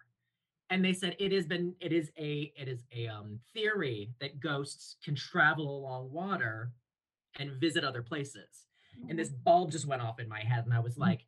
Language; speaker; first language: English; native; English